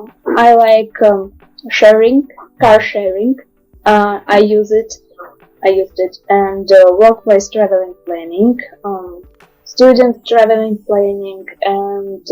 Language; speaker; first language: English; non-native, learner; Russian